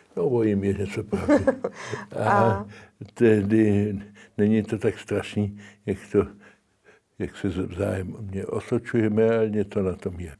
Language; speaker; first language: Czech; early bilingual, heritage; Czech